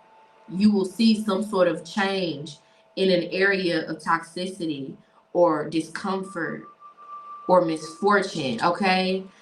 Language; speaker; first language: English; native; English